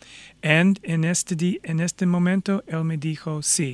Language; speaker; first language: Spanish; non-native, fluent; English